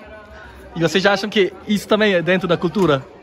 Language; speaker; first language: Portuguese; non-native, learner; German